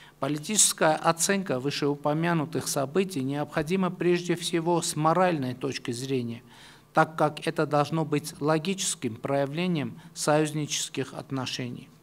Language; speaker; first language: Russian; non-native, local second language; Armenian